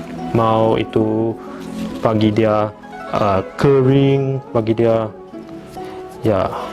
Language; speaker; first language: Indonesian; non-native, local second language; Chinese